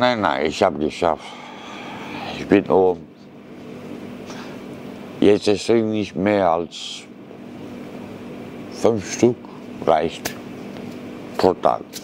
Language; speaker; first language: German; non-native, learner; Romanian